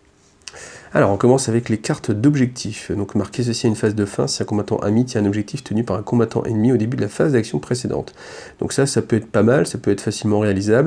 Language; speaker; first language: French; native; French